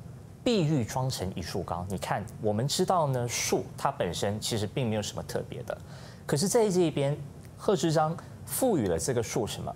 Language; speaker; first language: Chinese; native; Chinese